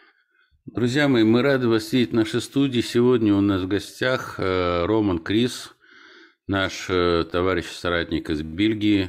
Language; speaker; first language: Russian; native; Russian